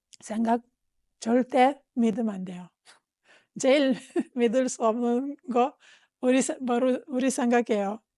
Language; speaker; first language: Korean; non-native, fluent; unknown